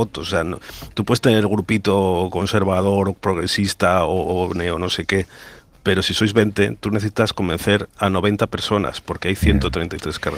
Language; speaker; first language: Spanish; native; Spanish